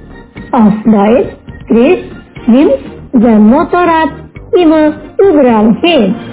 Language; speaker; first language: German; non-native, learner; Indonesian